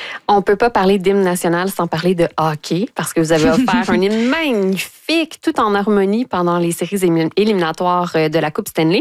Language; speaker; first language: French; native; French